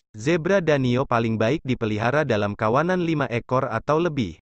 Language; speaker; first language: Indonesian; native; Indonesian